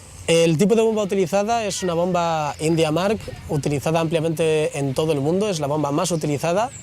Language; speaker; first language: Spanish; native; Spanish